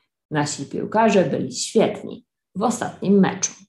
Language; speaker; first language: Polish; native; Polish